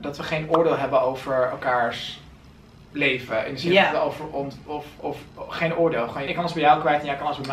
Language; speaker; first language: Dutch; native; Dutch